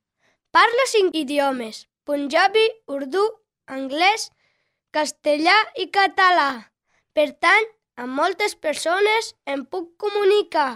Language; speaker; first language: Catalan; early bilingual, other home language; Punjabi